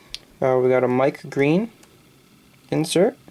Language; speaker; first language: English; native; English